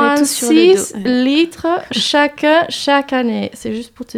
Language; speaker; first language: French; non-native, fluent; English